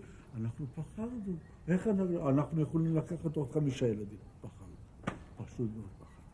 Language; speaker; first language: Hebrew; non-native, fluent; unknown